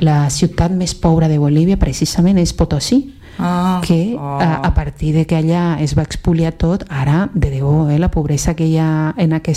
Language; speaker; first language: Catalan; non-native, fluent; Spanish